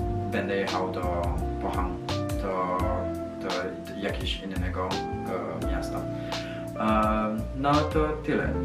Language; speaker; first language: Polish; non-native, learner; Indonesian